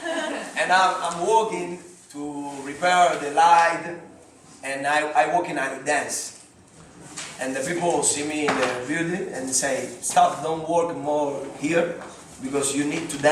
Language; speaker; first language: English; non-native, learner; Spanish